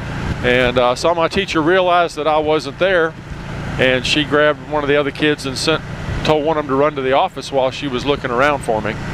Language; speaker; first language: English; native; English